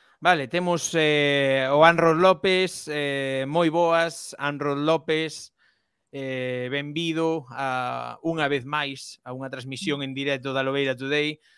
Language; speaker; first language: Galician; native; Galician